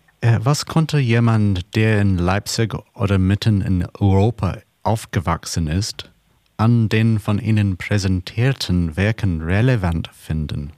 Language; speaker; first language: German; non-native, learner; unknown